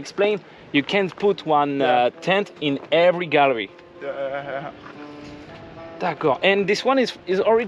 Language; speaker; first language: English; non-native, learner; French